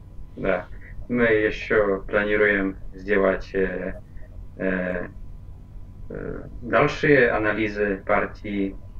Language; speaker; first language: Russian; non-native, fluent; Polish